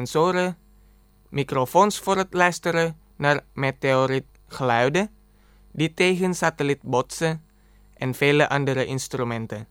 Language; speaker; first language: Dutch; non-native, fluent; Indonesian